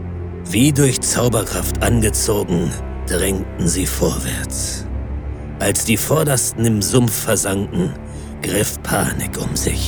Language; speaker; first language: German; native; German